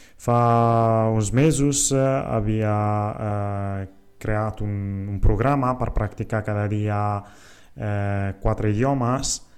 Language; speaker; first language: Catalan; non-native, fluent; Italian